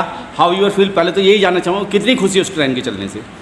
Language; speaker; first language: Hindi; native; Hindi